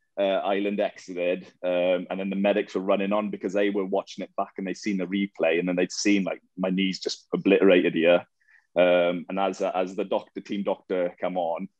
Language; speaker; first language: English; native; English